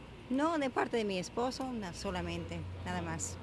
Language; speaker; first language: Spanish; non-native, fluent; English